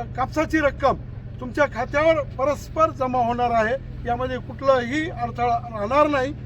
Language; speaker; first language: Marathi; native; Marathi